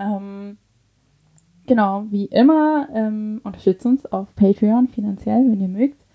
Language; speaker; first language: German; early bilingual, other home language; Chinese